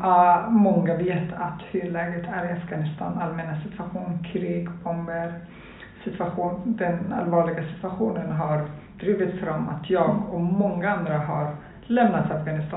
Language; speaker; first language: Swedish; non-native, fluent; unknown